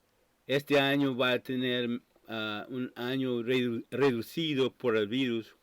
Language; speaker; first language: Spanish; non-native, fluent; English